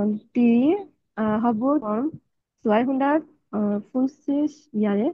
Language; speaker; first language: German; non-native, learner; Bangla